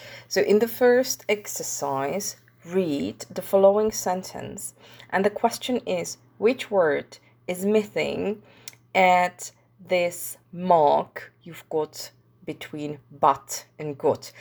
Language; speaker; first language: English; non-native, fluent; Czech